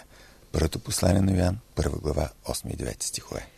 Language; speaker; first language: Bulgarian; native; Bulgarian